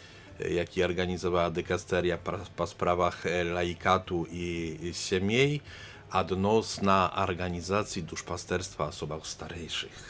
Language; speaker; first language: Polish; non-native, learner; Belarusian